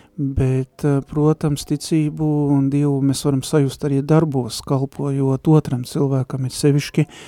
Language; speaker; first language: Latvian; native; Latvian